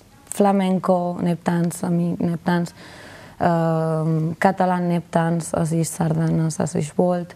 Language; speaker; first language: Hungarian; non-native, learner; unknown